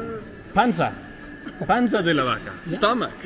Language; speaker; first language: Spanish; non-native, learner; Danish